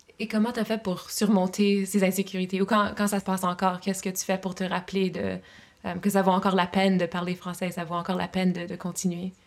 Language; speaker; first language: French; native; French